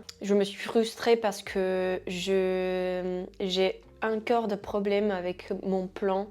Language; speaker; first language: French; non-native, fluent; Spanish